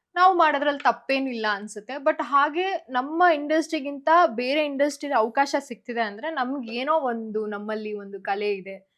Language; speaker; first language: Kannada; native; Kannada